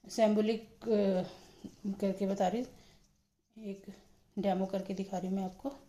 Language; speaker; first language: Hindi; non-native, local second language; Odia